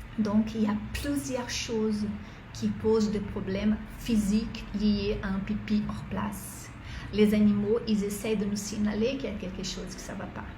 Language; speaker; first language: French; non-native, fluent; Portuguese